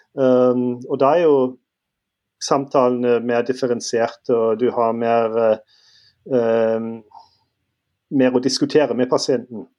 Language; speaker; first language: Norwegian; non-native, fluent; German